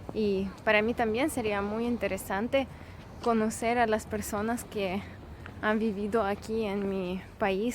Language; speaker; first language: Spanish; non-native, fluent; Russian